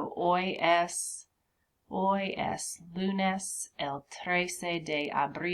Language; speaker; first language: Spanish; non-native, fluent; English